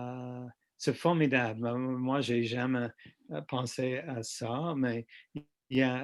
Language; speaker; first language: French; non-native, fluent; English